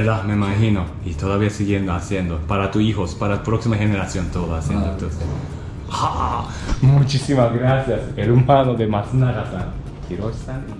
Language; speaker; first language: Spanish; non-native, learner; Japanese